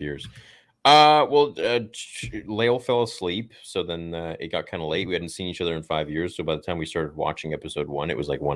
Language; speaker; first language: English; native; English